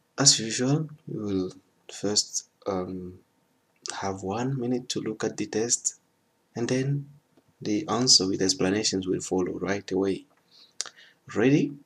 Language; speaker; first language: English; non-native, fluent; French